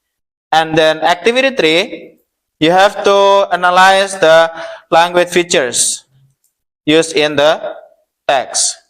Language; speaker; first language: English; non-native, learner; Indonesian